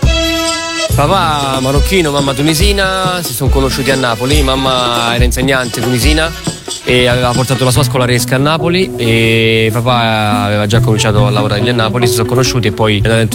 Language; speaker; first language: Italian; early bilingual, other home language; Arabic